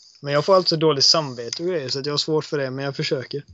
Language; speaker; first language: Swedish; native; Swedish